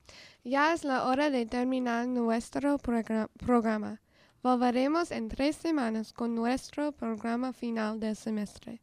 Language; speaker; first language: Spanish; non-native, fluent; English